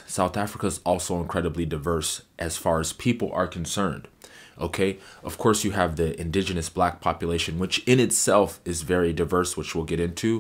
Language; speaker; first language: English; native; English